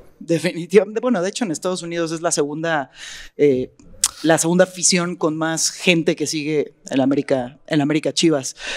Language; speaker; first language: Spanish; native; Spanish